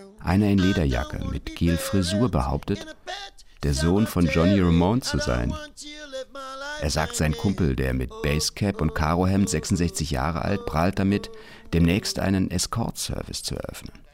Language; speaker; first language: German; native; German